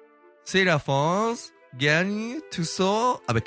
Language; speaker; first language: French; non-native, learner; Japanese